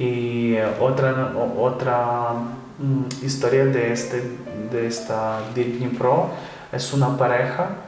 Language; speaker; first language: Spanish; non-native, fluent; Ukrainian